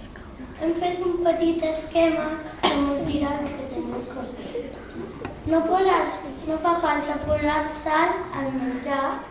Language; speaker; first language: Catalan; non-native, local second language; Spanish